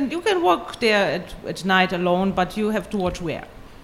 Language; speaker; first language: English; non-native, fluent; German